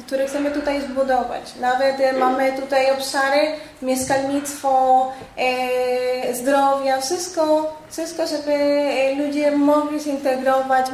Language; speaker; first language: Polish; non-native, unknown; Spanish